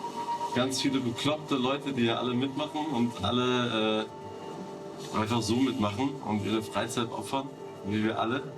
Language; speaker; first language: German; native; German